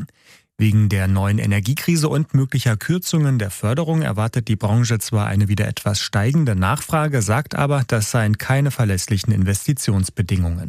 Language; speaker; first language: German; native; German